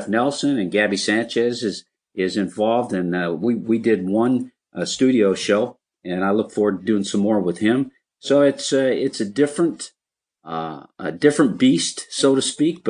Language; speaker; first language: English; native; English